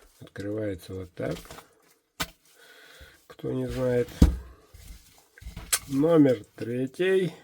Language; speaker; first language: Russian; non-native, local second language; Yakut